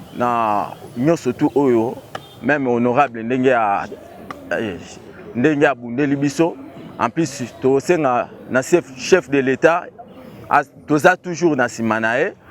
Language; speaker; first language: Lingala; native; Lingala